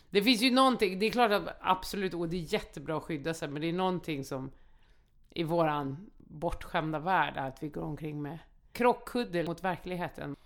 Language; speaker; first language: Swedish; native; Swedish